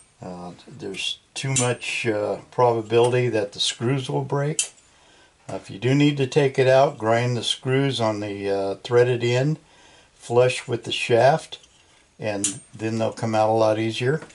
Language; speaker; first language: English; native; English